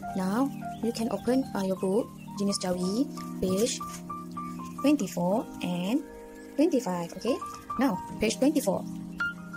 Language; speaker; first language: English; non-native, local second language; Malay